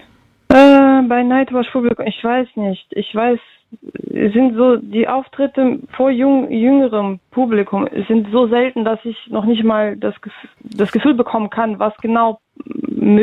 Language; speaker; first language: German; early bilingual, other home language; Russian